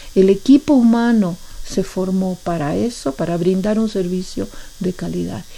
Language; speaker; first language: Spanish; native; Spanish